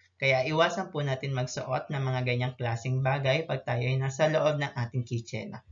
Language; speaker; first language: Filipino; native; Filipino